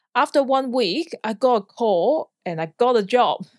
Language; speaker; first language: English; non-native, local second language; Cantonese